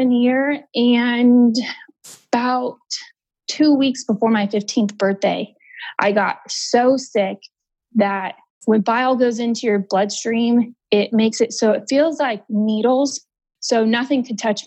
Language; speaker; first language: English; native; English